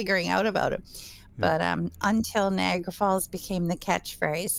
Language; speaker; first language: English; native; English